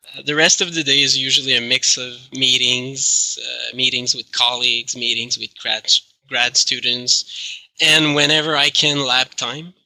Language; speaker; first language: English; non-native, fluent; French